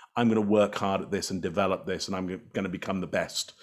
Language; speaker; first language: English; native; English